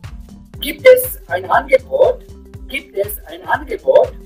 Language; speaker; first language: German; non-native, fluent; Spanish